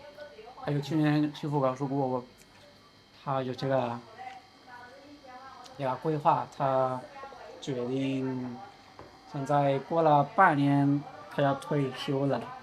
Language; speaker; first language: Chinese; non-native, learner; Spanish